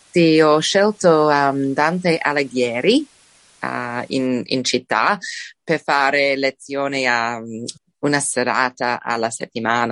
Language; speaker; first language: Italian; non-native, fluent; English